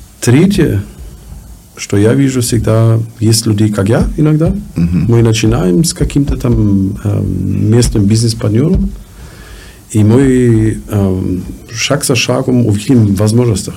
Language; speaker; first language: Russian; non-native, learner; German